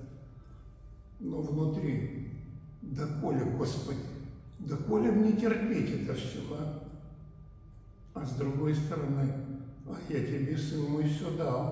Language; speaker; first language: Russian; native; Russian